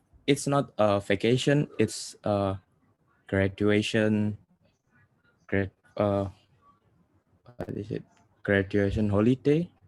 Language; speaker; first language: English; non-native, learner; Indonesian